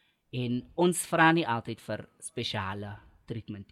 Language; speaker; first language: Afrikaans; native; Afrikaans